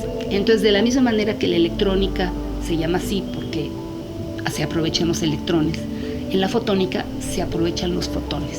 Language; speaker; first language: Spanish; native; Spanish